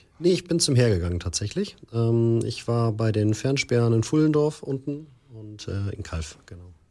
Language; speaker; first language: German; native; German